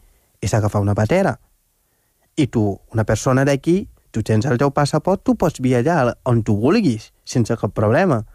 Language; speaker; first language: Catalan; non-native, fluent; Wolof